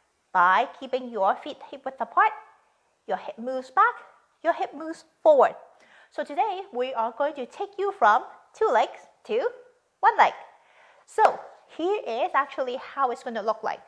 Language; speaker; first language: English; non-native, fluent; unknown